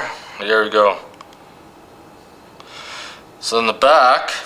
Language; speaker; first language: English; native; English